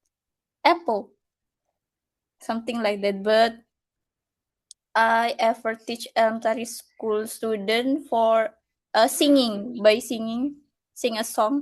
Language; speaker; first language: English; non-native, fluent; Indonesian